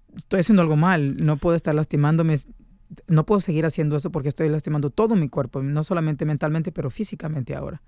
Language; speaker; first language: Spanish; native; Spanish